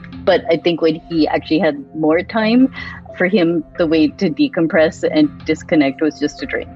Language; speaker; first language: English; native; English